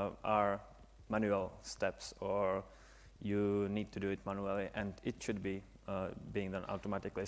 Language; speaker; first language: English; non-native, fluent; Czech